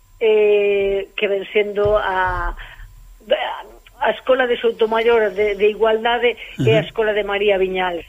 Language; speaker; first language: Galician; native; Galician